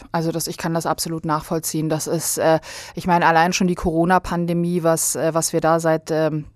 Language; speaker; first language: German; early bilingual, other home language; Bosnian